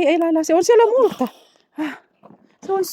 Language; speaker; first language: Finnish; non-native, learner; Bikol